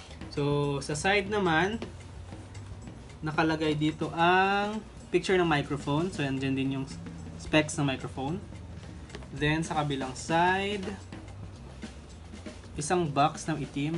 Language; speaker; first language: Filipino; native; Filipino